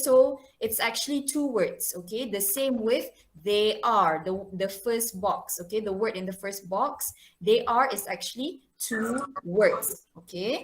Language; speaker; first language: English; non-native, local second language; Malay